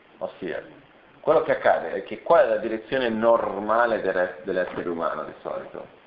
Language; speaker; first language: Italian; non-native, fluent; Portuguese